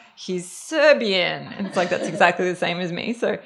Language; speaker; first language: English; early bilingual, other home language; Serbian